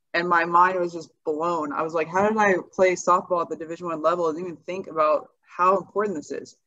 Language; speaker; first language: English; native; English